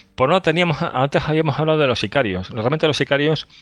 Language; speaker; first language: Spanish; native; Spanish